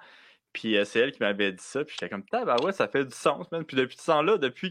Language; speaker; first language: French; native; French